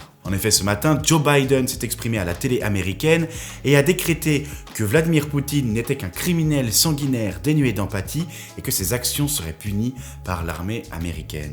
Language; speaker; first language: French; native; French